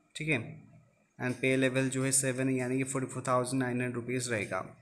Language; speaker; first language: Hindi; non-native, local second language; Odia